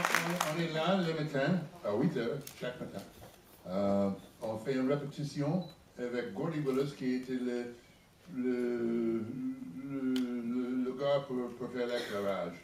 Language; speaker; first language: French; non-native, learner; English